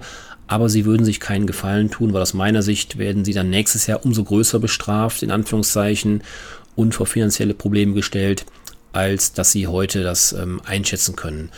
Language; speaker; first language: German; native; German